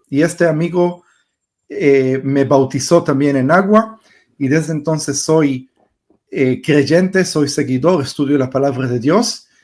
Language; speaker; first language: Spanish; early bilingual, heritage; Spanish